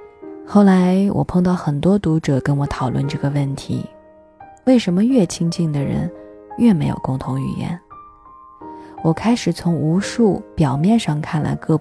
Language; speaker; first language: Chinese; native; Chinese